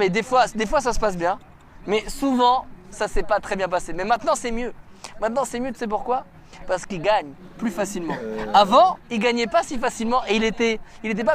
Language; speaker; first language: French; native; French